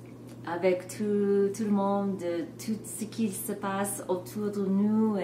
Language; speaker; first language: French; non-native, fluent; English